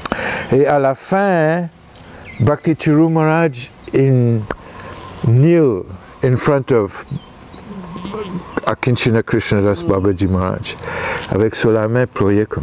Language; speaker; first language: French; non-native, local second language; Morisyen